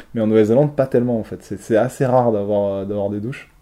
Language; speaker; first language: French; native; French